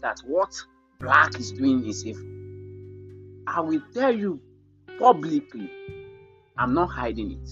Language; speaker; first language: English; non-native, local second language; Igbo